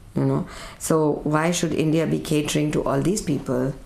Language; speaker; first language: English; non-native, local second language; Urdu